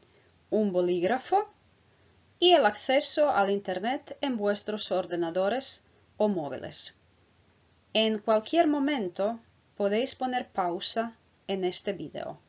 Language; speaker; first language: Spanish; non-native, fluent; Croatian